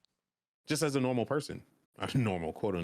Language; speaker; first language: English; native; English